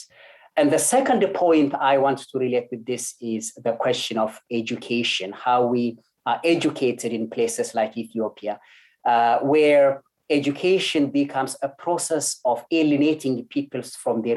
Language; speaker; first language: English; non-native, fluent; Amharic